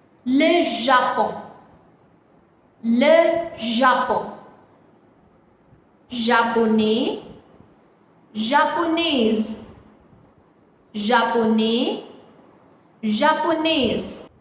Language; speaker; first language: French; non-native, fluent; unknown